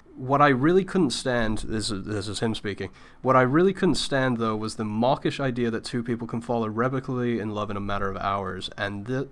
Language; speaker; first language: English; native; English